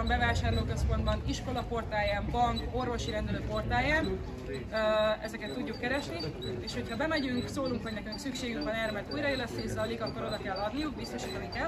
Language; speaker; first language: Hungarian; native; Hungarian